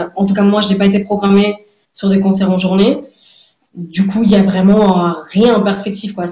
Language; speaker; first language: French; non-native, fluent; English